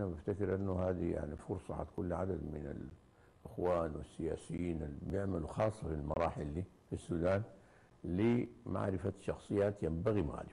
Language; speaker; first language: Arabic; native; Arabic